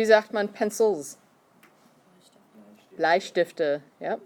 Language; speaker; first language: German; non-native, fluent; English